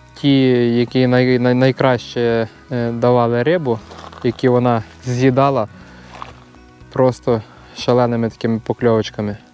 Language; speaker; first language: Ukrainian; native; Ukrainian